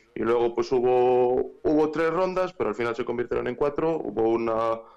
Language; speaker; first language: Spanish; native; Spanish